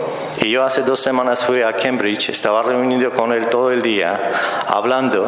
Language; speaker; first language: Spanish; non-native, fluent; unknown